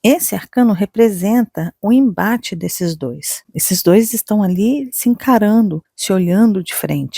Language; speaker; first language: Portuguese; native; Portuguese